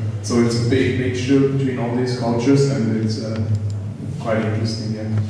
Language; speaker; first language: English; non-native, fluent; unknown